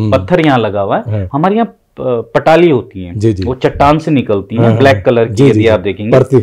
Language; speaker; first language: Hindi; native; Hindi